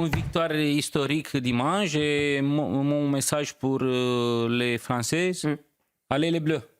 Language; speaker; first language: French; non-native, fluent; Romanian